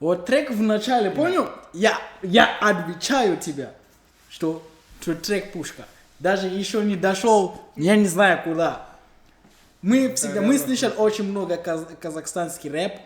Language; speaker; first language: Russian; non-native, learner; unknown